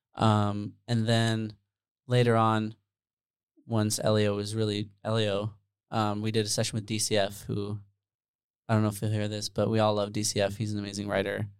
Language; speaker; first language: English; early bilingual, other home language; Dutch